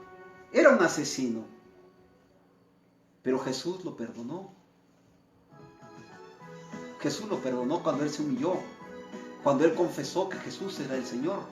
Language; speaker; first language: Spanish; native; Spanish